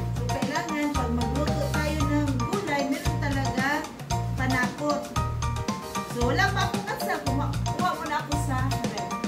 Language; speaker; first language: Filipino; non-native, local second language; Cebuano